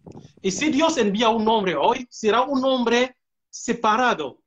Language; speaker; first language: Spanish; non-native, fluent; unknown